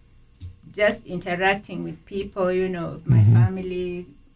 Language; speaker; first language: English; non-native, local second language; Kalenjin